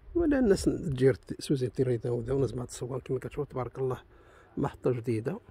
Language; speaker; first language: Arabic; native; Arabic